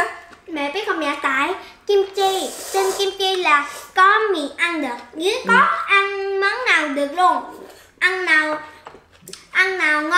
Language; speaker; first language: Vietnamese; early bilingual, heritage; Korean